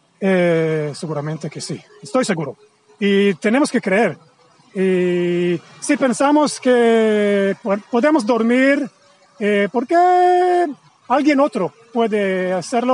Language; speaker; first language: Spanish; non-native, fluent; Hebrew